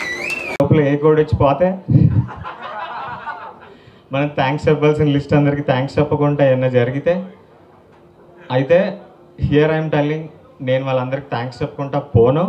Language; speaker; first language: Telugu; native; Telugu